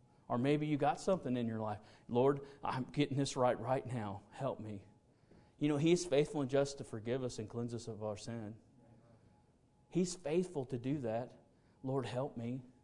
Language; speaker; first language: English; native; English